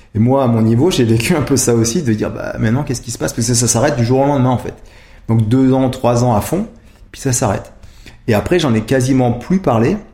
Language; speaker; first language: French; native; French